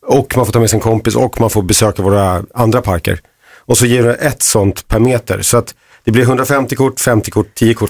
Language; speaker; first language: Swedish; native; Swedish